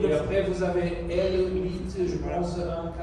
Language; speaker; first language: French; non-native, fluent; Italian